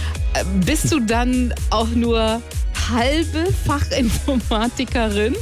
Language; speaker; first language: German; native; German